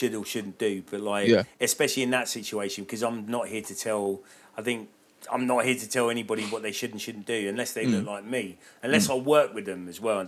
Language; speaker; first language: English; native; English